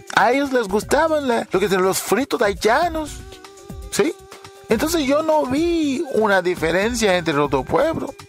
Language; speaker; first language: Spanish; non-native, fluent; Haitian Creole